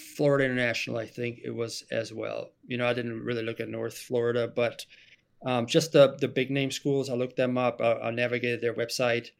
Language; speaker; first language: English; non-native, fluent; German